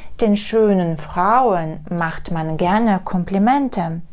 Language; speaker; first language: German; non-native, fluent; Ukrainian